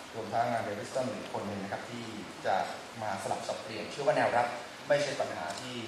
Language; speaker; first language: Thai; native; Thai